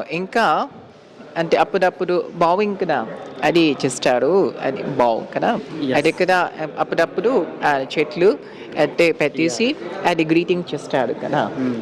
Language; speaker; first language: Telugu; non-native, learner; Japanese